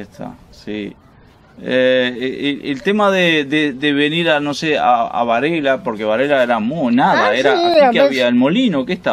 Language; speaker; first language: Spanish; native; Spanish